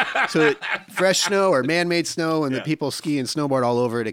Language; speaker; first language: English; native; English